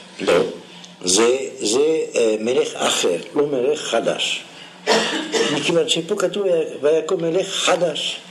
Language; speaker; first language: Hebrew; non-native, fluent; French